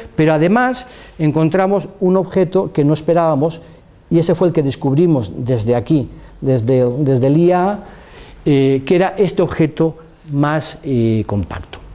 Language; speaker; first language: Spanish; native; Spanish